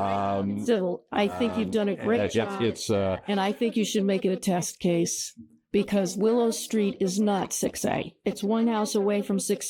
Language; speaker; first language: English; native; English